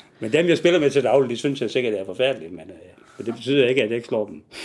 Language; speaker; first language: Danish; native; Danish